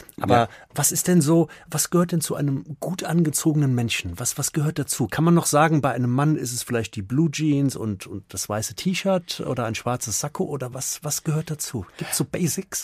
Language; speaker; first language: German; native; German